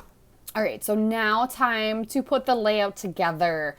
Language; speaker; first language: English; native; English